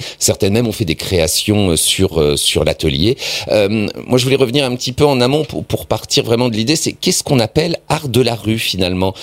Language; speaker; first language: French; native; French